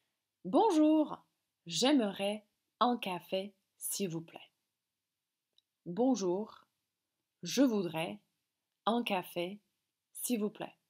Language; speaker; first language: French; non-native, fluent; Slovak